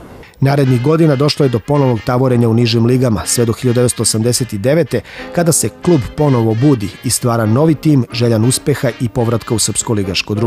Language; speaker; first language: Serbian; native; Serbian